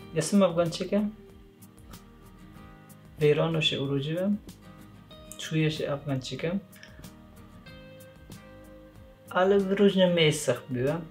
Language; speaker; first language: Polish; non-native, learner; Persian